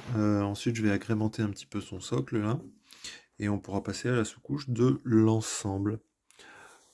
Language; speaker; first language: French; native; French